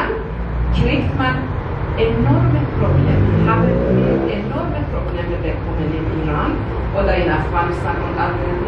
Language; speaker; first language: German; non-native, learner; Persian